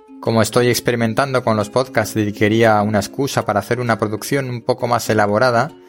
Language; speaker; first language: Spanish; native; Spanish